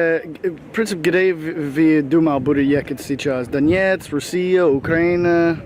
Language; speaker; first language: Russian; non-native, learner; English